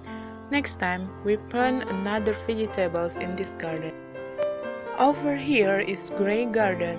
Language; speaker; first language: English; non-native, learner; Indonesian